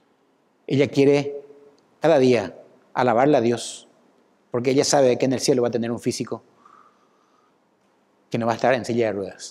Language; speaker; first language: Spanish; native; Spanish